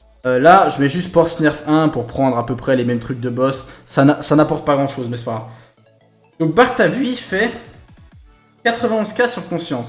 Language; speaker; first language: French; native; French